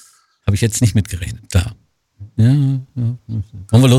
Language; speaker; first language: German; native; German